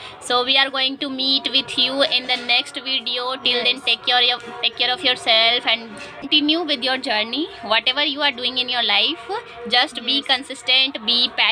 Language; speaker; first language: English; non-native, learner; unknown